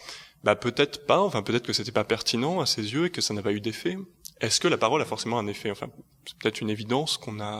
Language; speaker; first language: French; native; French